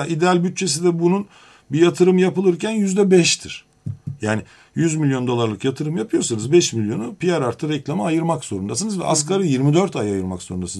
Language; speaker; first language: Turkish; native; Turkish